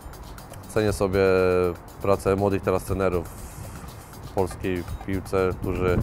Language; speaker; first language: Polish; native; Polish